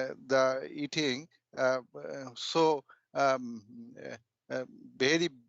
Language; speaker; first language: English; non-native, learner; Bangla